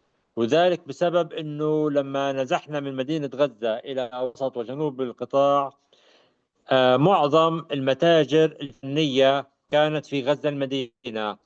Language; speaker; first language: Arabic; native; Arabic